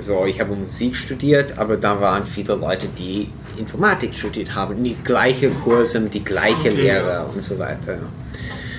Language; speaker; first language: German; non-native, fluent; English